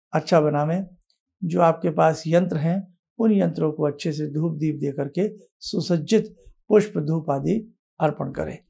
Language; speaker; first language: Hindi; native; Hindi